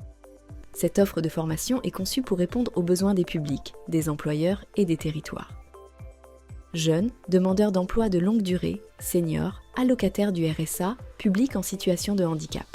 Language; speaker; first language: French; native; French